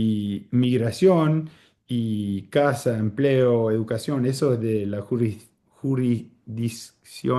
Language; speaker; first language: Spanish; early bilingual, heritage; Spanish